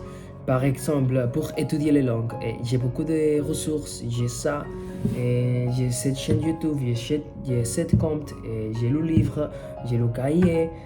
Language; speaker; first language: French; non-native, fluent; Spanish